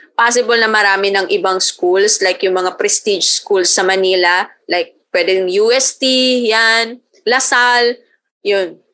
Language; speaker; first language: Filipino; native; Filipino